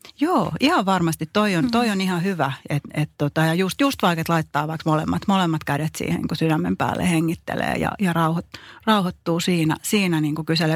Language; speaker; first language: Finnish; native; Finnish